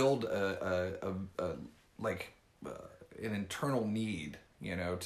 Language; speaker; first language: English; native; English